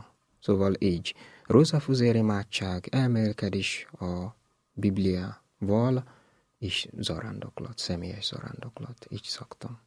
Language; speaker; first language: Hungarian; non-native, learner; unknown